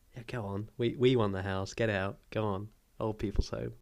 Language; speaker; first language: English; native; English